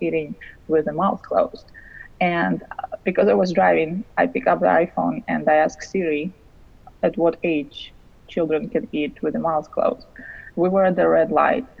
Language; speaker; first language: English; non-native, fluent; Russian